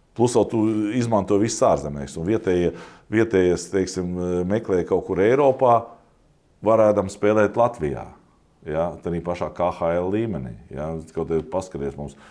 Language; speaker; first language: Latvian; native; Latvian